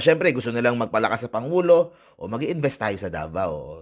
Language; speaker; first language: Filipino; native; Filipino